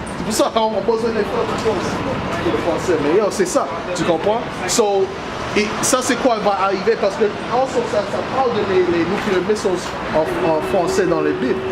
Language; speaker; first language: French; non-native, learner; English